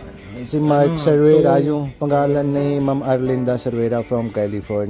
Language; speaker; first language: Filipino; non-native, learner; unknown